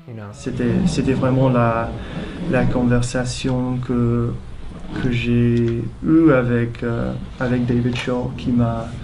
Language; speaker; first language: French; non-native, fluent; English